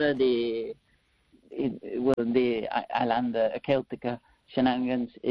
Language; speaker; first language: Spanish; non-native, learner; English